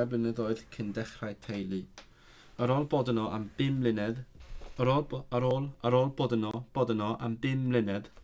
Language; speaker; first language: Welsh; non-native, learner; Cantonese